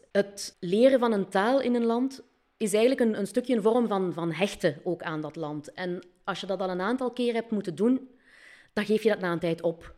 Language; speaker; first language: Dutch; native; Dutch